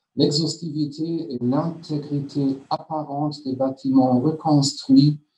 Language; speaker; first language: French; non-native, fluent; German